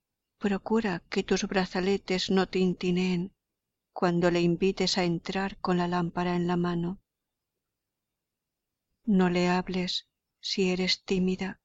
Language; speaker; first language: Spanish; native; Spanish